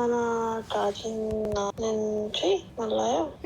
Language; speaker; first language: Korean; non-native, learner; English